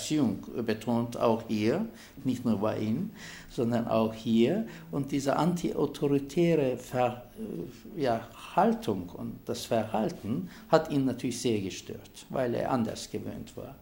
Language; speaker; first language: German; non-native, fluent; Turkish